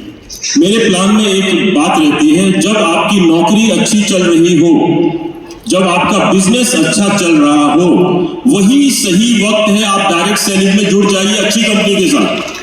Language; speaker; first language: Hindi; native; Hindi